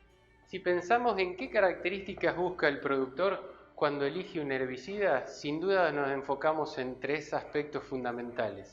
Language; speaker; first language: Spanish; native; Spanish